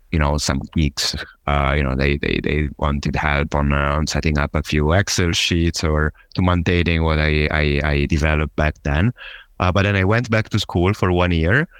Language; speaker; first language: English; non-native, fluent; Italian